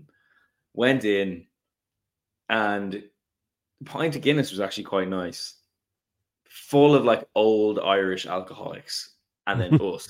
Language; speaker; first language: English; native; English